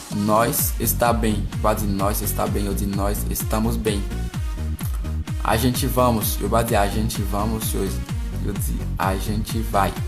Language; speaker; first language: Portuguese; non-native, learner; Haitian Creole